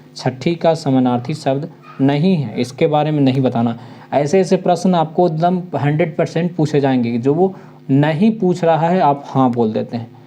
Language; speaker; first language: Hindi; native; Hindi